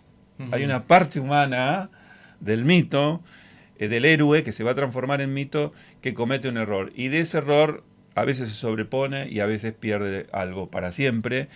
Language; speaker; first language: Spanish; native; Spanish